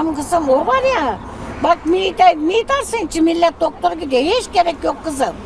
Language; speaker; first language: Turkish; native; Turkish